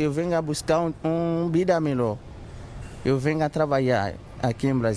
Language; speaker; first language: Portuguese; non-native, learner; Haitian Creole